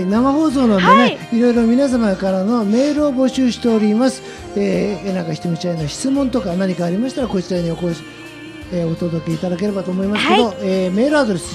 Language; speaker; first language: Japanese; native; Japanese